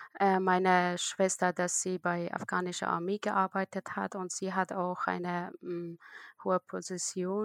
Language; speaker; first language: German; non-native, learner; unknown